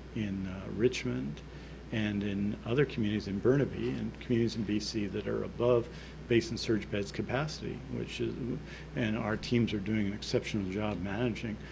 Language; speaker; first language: English; native; English